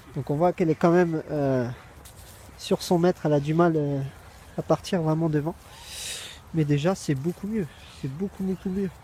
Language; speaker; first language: French; native; French